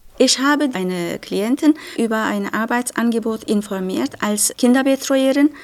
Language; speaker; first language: German; non-native, fluent; Turkish